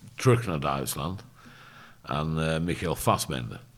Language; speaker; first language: Dutch; non-native, fluent; English